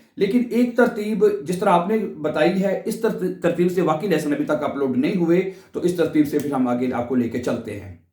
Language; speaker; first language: Urdu; non-native, local second language; Punjabi